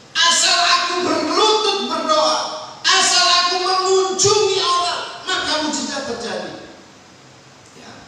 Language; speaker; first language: Indonesian; non-native, local second language; Javanese